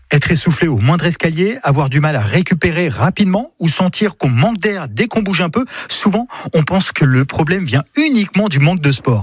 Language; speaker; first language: French; native; French